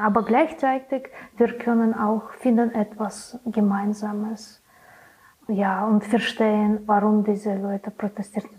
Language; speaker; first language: German; non-native, learner; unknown